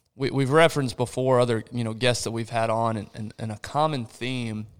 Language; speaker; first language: English; early bilingual, other home language; Portuguese